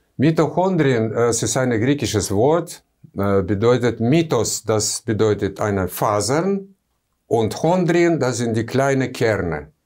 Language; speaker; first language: German; non-native, fluent; Russian